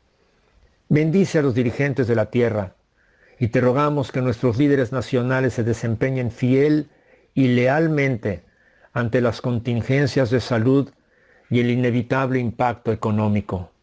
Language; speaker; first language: Spanish; native; Spanish